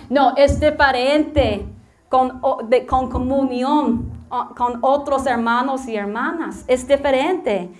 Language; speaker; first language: Spanish; non-native, learner; English